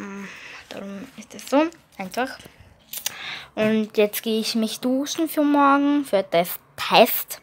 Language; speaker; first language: German; early bilingual, other home language; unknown